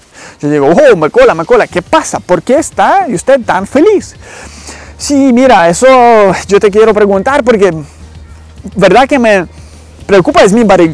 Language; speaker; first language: Spanish; non-native, learner; Ukrainian